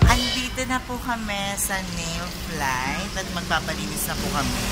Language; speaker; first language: Filipino; native; Filipino